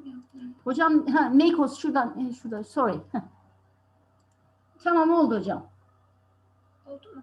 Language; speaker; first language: Turkish; native; Turkish